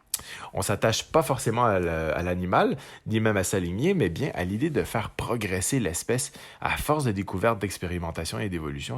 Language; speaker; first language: French; native; French